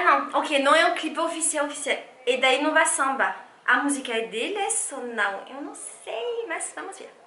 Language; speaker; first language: Portuguese; non-native, fluent; French